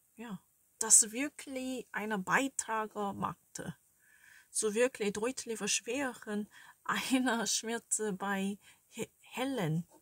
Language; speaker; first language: German; non-native, learner; Korean